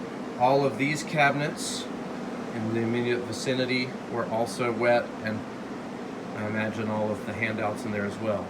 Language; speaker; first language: English; native; English